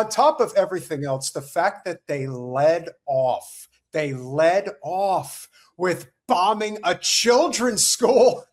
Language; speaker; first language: English; native; English